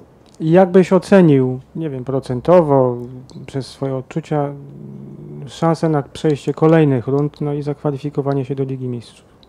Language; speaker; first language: Polish; native; Polish